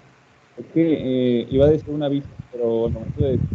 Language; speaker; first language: Spanish; native; Spanish